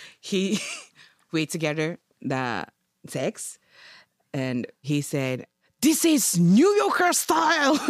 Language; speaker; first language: English; non-native, learner; Japanese